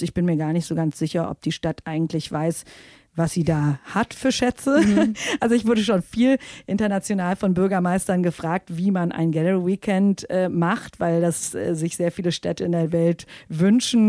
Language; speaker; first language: German; native; German